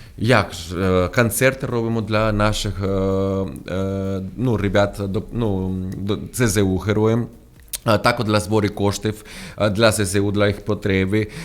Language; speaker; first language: Ukrainian; non-native, fluent; Spanish